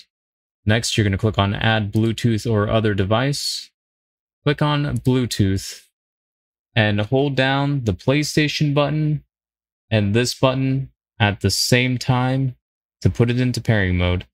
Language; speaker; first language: English; native; English